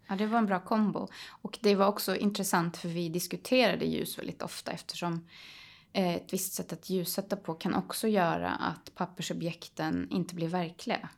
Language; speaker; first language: Swedish; early bilingual, other home language; Polish